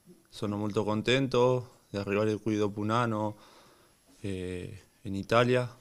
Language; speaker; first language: Italian; non-native, learner; Spanish